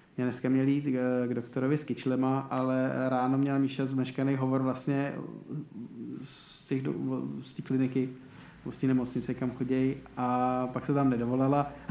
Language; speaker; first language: Czech; native; Czech